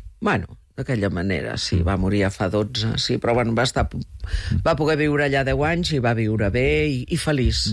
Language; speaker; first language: Catalan; early bilingual, heritage; Catalan